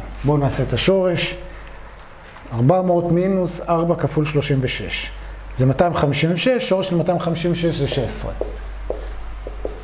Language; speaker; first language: Hebrew; native; Hebrew